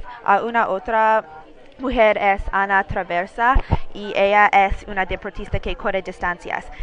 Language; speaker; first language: Spanish; non-native, learner; English